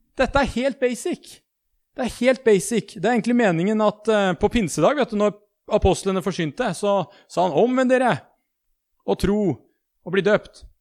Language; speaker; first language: Norwegian; native; Norwegian